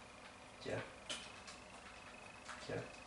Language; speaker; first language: French; native; French